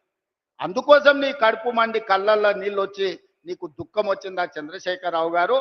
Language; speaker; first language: Telugu; native; Telugu